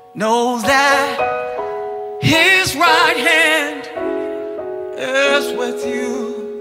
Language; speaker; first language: English; non-native, local second language; Ga